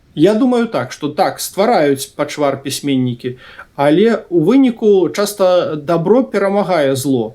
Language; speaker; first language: Belarusian; native; Belarusian